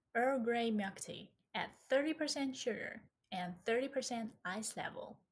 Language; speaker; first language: English; non-native, fluent; Chinese